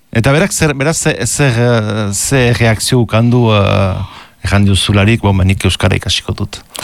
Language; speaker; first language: Basque; native; Basque